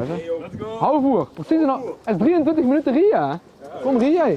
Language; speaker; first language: Dutch; native; Dutch